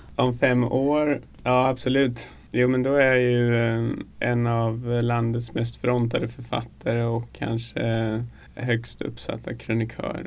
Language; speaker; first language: Swedish; native; Swedish